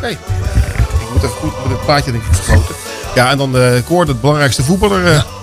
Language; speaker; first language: Dutch; native; Dutch